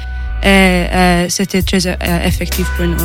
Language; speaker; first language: French; non-native, fluent; Maltese